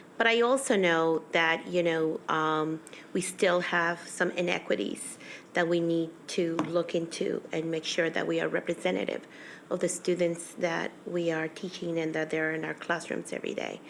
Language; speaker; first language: English; early bilingual, other home language; Spanish